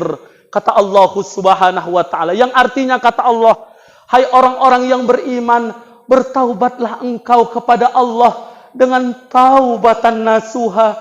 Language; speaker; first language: Indonesian; native; Indonesian